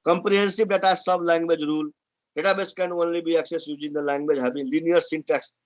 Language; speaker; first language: English; non-native, local second language; Nepali